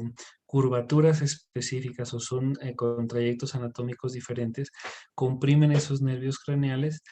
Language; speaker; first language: Spanish; native; Spanish